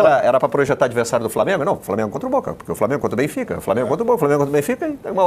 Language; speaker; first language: Portuguese; native; Portuguese